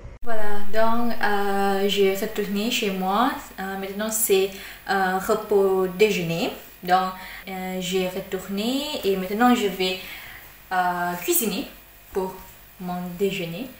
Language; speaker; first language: French; non-native, learner; Malay